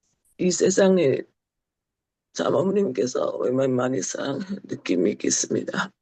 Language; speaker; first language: Korean; non-native, learner; Thai